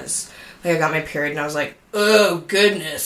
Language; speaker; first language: English; native; English